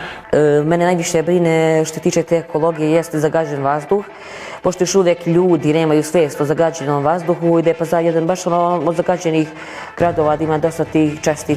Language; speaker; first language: Bosnian; native; Bosnian